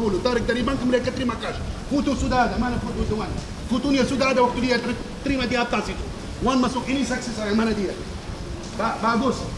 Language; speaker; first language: Indonesian; non-native, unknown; Arabic